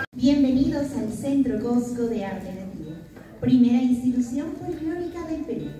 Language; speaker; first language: Spanish; native; Spanish